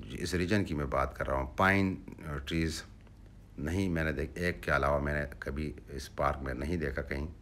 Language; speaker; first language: Urdu; non-native, local second language; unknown